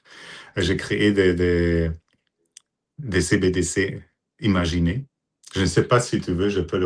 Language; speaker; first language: French; non-native, fluent; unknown